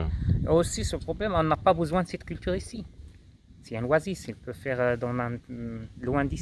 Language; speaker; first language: French; non-native, local second language; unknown